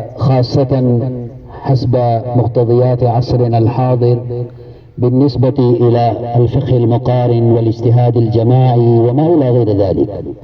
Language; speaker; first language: Arabic; non-native, fluent; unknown